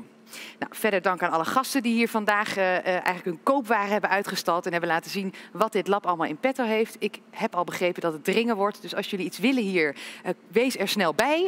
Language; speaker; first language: Dutch; native; Dutch